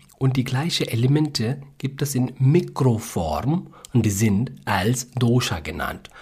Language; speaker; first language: German; non-native, learner; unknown